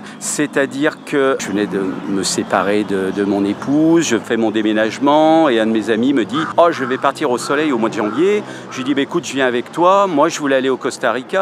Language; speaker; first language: French; native; French